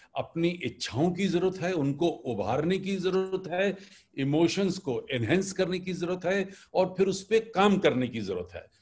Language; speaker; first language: Hindi; native; Hindi